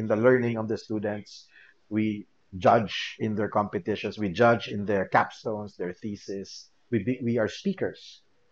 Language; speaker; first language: English; non-native, local second language; Filipino